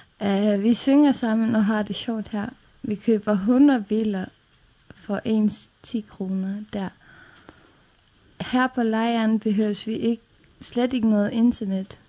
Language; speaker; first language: Danish; non-native, local second language; Faroese